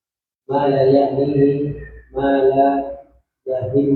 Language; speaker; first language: Arabic; non-native, learner; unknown